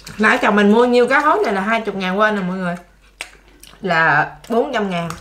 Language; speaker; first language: Vietnamese; native; Vietnamese